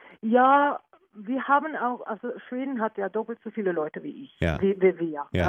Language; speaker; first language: German; non-native, learner; Norwegian